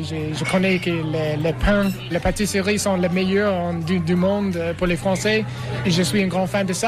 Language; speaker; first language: French; non-native, learner; English